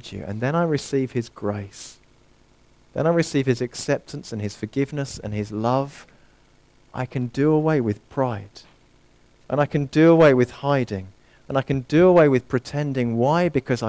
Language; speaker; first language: English; native; English